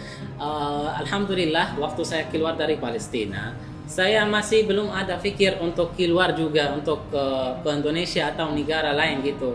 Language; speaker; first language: Indonesian; non-native, fluent; Arabic